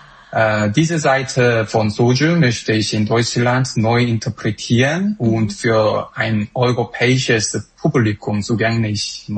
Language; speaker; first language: German; non-native, fluent; Korean